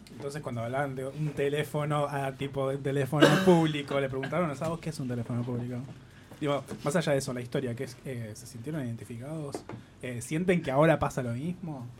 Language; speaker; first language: Spanish; native; Spanish